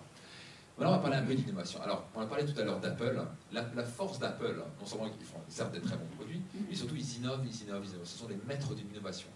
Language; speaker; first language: French; native; French